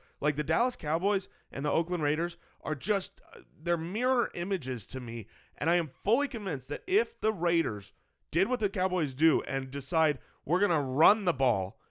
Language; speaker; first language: English; native; English